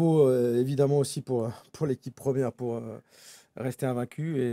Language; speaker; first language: French; native; French